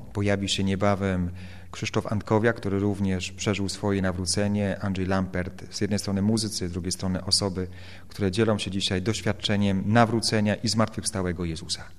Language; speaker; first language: Polish; native; Polish